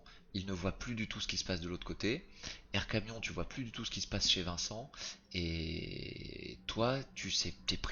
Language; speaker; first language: French; native; French